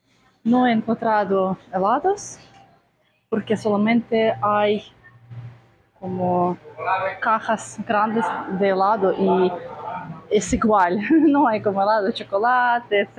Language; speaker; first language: Spanish; non-native, fluent; Russian